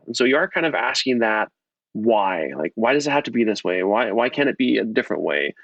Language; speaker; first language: English; native; English